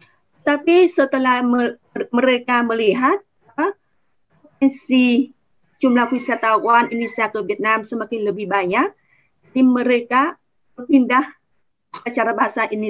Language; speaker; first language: Indonesian; non-native, fluent; Vietnamese